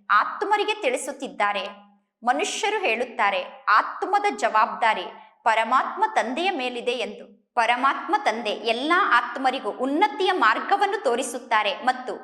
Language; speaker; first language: Kannada; native; Kannada